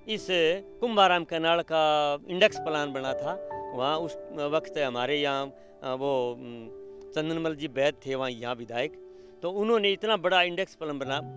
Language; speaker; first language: Hindi; native; Hindi